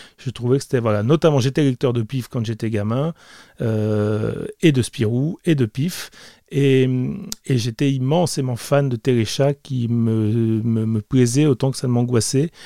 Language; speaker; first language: French; native; French